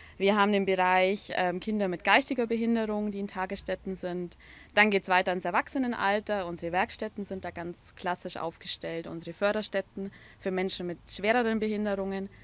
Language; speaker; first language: German; native; German